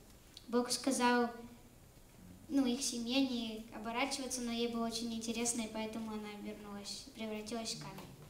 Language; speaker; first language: Russian; early bilingual, heritage; Russian